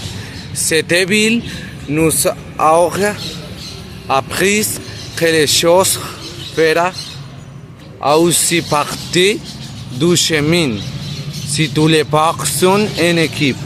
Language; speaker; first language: French; non-native, learner; Spanish